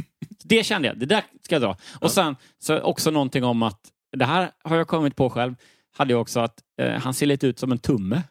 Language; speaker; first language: Swedish; native; Swedish